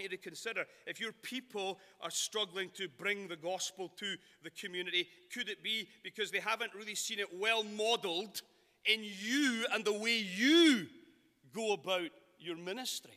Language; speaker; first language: English; native; English